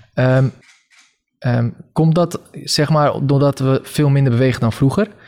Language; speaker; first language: Dutch; early bilingual, other home language; Turkish